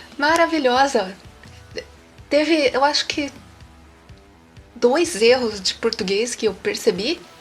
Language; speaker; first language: Portuguese; native; Portuguese